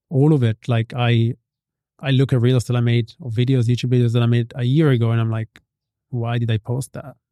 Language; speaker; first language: English; non-native, fluent; Italian